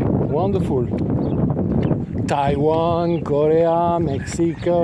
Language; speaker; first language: English; non-native, learner; French